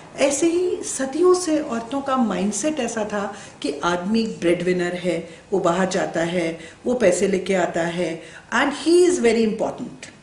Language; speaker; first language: Hindi; native; Hindi